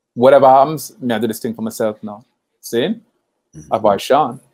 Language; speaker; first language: English; native; English